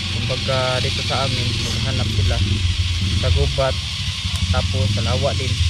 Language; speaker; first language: Filipino; non-native, local second language; Cebuano